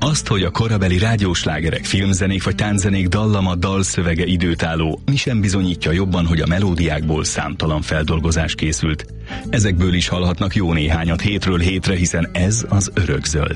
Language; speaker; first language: Hungarian; native; Hungarian